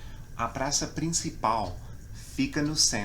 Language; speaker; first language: Portuguese; non-native, fluent; English